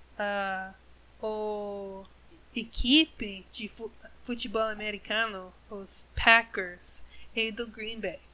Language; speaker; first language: Portuguese; non-native, learner; English